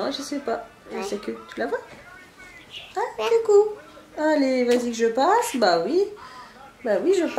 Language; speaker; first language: French; native; French